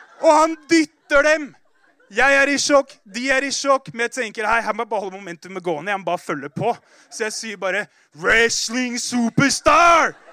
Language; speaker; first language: Norwegian; native; Norwegian